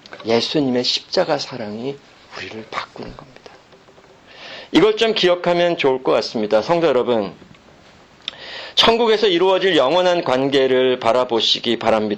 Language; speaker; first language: Korean; native; Korean